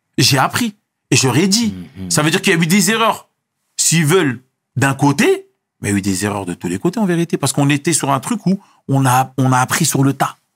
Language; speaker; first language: French; early bilingual, other home language; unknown